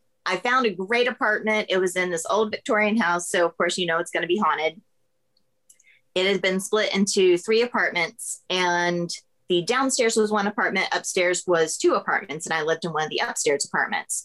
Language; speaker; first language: English; native; English